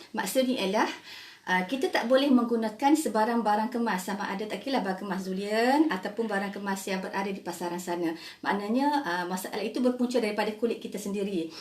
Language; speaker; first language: Malay; native; Malay